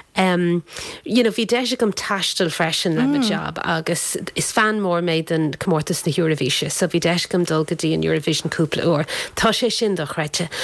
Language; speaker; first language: Irish; non-native, local second language; English